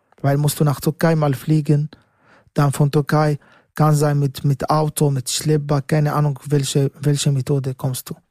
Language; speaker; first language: German; non-native, learner; Arabic